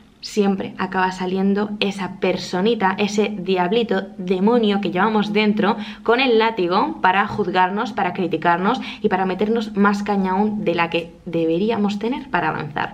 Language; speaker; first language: Spanish; native; Spanish